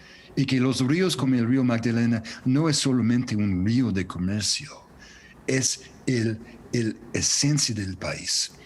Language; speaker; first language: Spanish; non-native, fluent; English